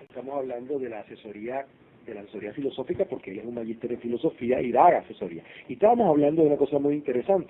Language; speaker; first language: Spanish; native; Spanish